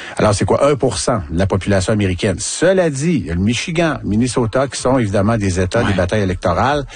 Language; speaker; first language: French; native; French